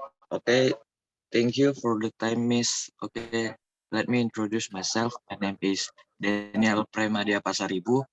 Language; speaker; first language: English; non-native, learner; Indonesian